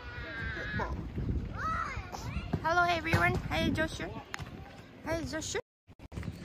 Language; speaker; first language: English; non-native, learner; Japanese